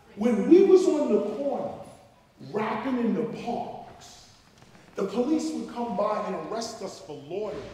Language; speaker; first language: English; native; English